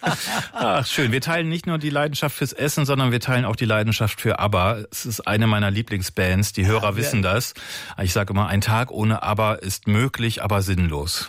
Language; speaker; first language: German; native; German